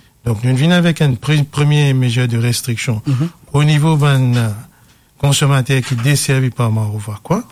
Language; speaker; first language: French; non-native, local second language; Morisyen